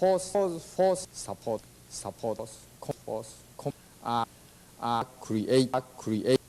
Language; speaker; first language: English; non-native, learner; Japanese